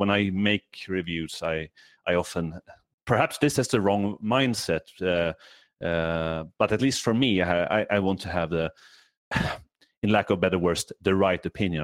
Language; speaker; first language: English; non-native, fluent; Swedish